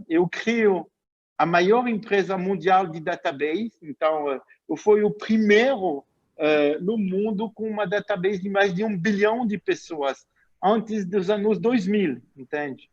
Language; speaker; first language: Portuguese; non-native, fluent; French